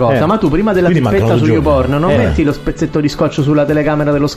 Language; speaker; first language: Italian; native; Italian